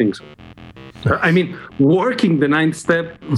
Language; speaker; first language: English; non-native, fluent; Spanish